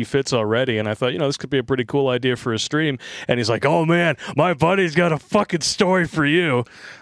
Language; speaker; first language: English; native; English